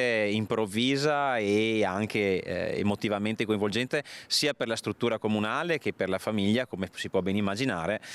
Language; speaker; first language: Italian; native; Italian